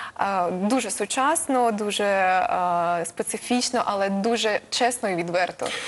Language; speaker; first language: Ukrainian; non-native, local second language; Russian